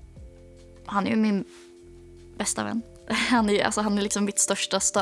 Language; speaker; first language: Swedish; native; Swedish